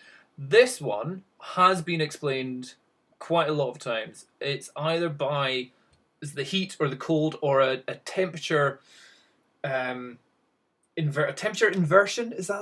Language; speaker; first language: English; native; English